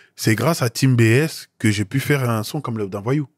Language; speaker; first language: French; native; French